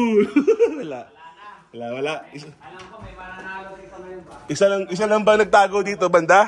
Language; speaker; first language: Filipino; native; Filipino